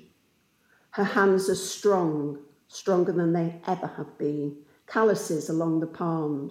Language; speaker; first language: English; native; English